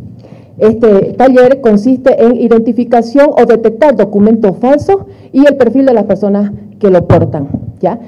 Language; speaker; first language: Spanish; native; Spanish